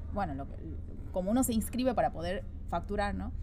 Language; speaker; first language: Spanish; native; Spanish